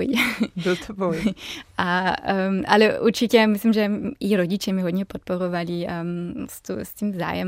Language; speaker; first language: Czech; early bilingual, heritage; German